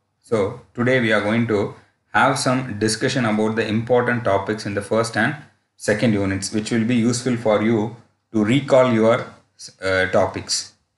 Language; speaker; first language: English; non-native, local second language; Tamil